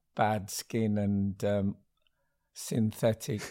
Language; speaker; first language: English; native; English